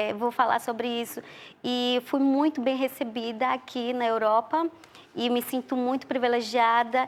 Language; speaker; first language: Portuguese; non-native, local second language; Ticuna